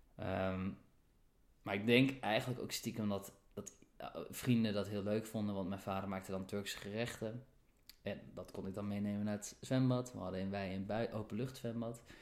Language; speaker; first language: Dutch; early bilingual, other home language; Turkish